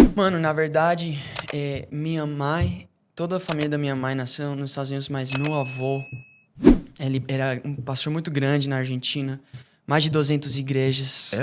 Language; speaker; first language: Portuguese; non-native, fluent; English